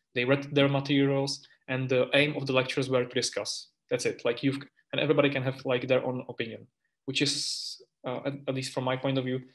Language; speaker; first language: English; non-native, fluent; Czech